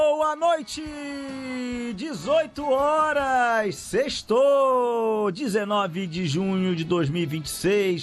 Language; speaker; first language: Portuguese; native; Portuguese